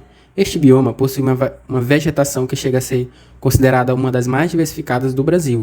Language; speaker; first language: Portuguese; native; Portuguese